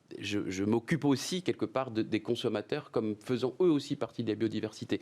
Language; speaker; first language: French; native; French